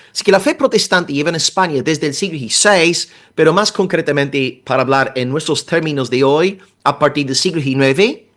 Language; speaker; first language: Spanish; non-native, fluent; English